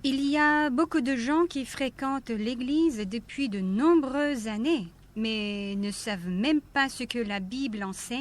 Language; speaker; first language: French; non-native, fluent; Korean